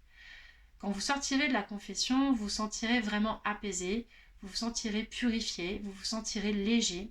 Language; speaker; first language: French; native; French